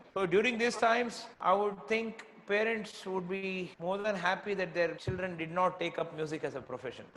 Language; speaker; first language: English; non-native, local second language; Tamil